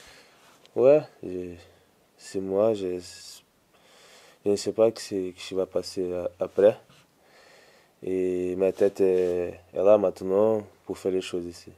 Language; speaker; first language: French; non-native, learner; Portuguese